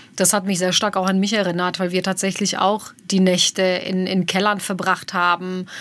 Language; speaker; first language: German; early bilingual, other home language; Bosnian